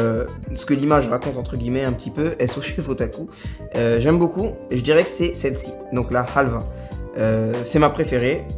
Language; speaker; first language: French; native; French